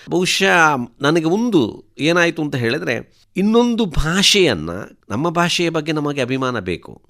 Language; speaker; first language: Kannada; non-native, local second language; Tulu